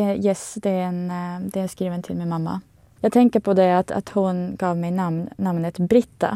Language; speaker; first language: Swedish; non-native, fluent; Estonian